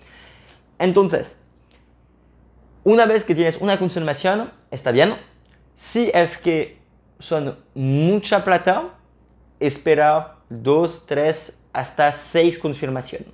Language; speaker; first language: Spanish; non-native, fluent; French